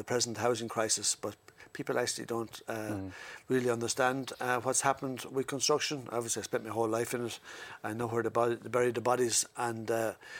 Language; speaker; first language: English; native; English